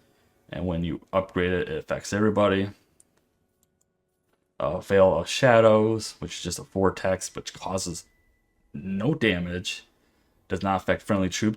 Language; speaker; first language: English; native; English